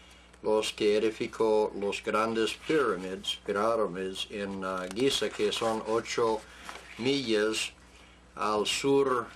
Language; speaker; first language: Spanish; non-native, fluent; English